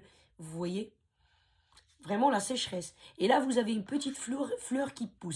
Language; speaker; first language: French; native; French